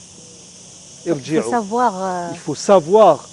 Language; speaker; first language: French; non-native, local second language; Arabic